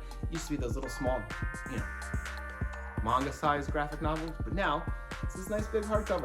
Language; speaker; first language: English; native; English